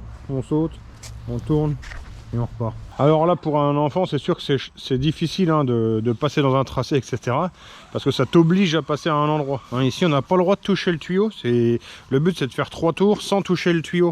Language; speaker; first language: French; native; French